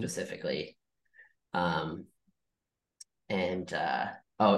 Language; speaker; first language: English; native; English